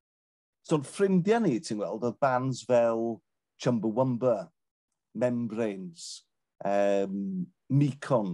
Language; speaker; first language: Welsh; native; Welsh